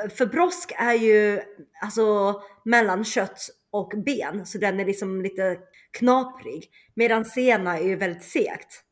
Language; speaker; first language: Swedish; early bilingual, other home language; Chinese